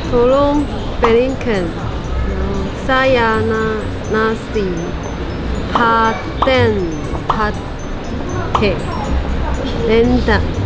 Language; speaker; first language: Indonesian; non-native, learner; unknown